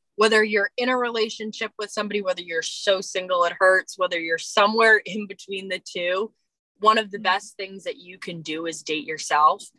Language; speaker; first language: English; native; English